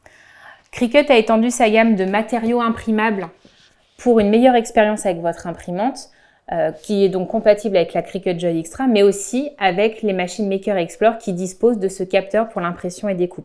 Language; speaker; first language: French; native; French